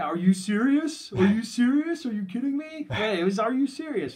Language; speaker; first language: English; native; English